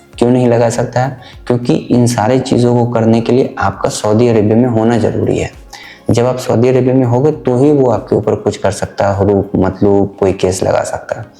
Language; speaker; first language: Hindi; native; Hindi